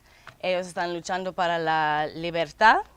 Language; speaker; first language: Spanish; non-native, fluent; English